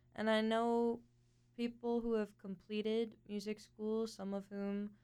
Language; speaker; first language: English; native; English